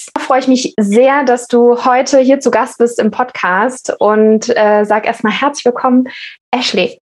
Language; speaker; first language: German; native; German